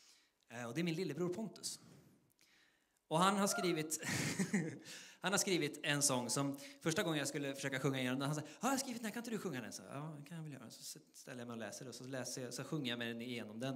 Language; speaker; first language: Swedish; native; Swedish